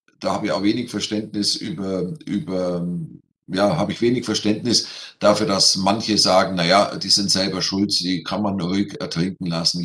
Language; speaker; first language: German; native; German